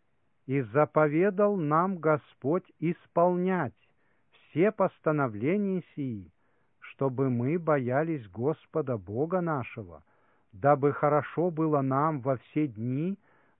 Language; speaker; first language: Russian; native; Russian